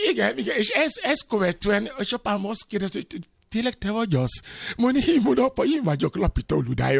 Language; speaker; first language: Hungarian; non-native, fluent; Yoruba